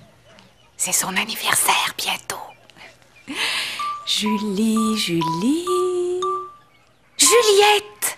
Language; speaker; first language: French; native; French